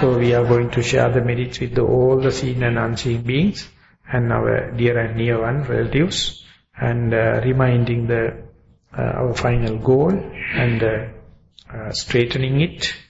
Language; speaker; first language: English; non-native, local second language; Sinhala